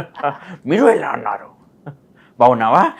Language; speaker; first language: Telugu; non-native, learner; Hindi